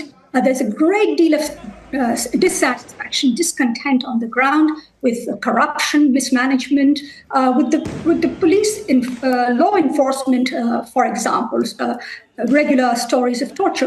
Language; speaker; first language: English; non-native, local second language; Bangla